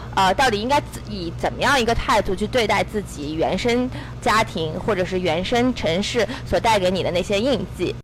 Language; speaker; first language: Chinese; native; Chinese